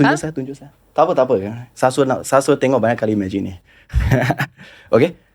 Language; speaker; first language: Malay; non-native, local second language; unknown